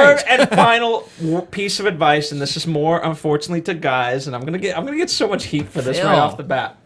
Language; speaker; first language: English; native; English